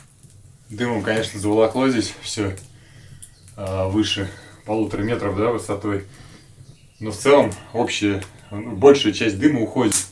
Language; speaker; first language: Russian; native; Russian